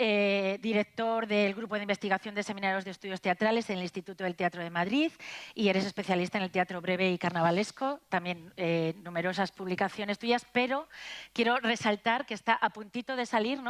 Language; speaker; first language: Spanish; native; Spanish